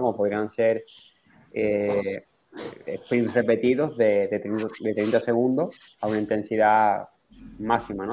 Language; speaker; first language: Spanish; native; Spanish